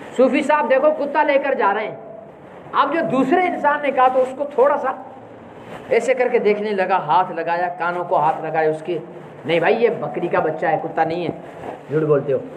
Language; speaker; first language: Urdu; non-native, local second language; Sindhi